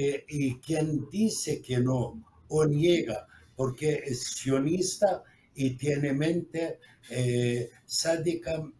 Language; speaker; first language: Spanish; non-native, fluent; Arabic